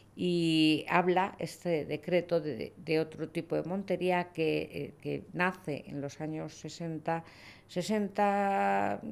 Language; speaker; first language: Spanish; native; Spanish